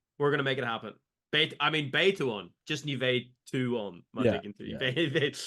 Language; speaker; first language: Irish; native; Irish